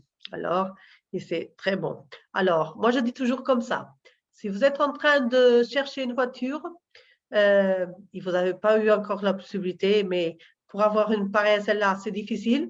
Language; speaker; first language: French; non-native, learner; Portuguese